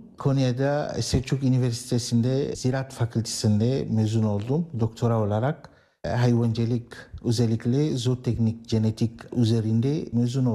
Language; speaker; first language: Turkish; non-native, learner; Arabic